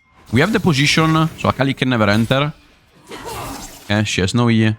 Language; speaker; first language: English; non-native, fluent; Italian